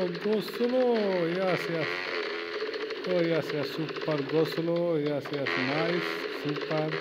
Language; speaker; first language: English; non-native, learner; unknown